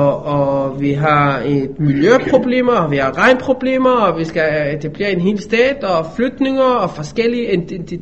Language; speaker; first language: Danish; non-native, fluent; Hebrew